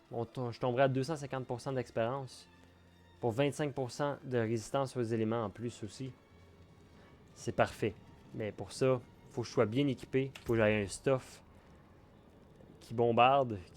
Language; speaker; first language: French; native; French